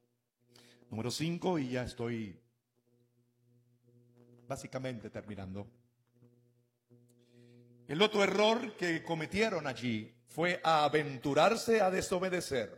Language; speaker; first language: Spanish; native; Spanish